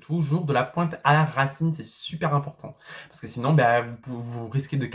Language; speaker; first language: French; native; French